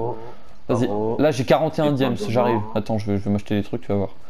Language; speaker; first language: French; native; French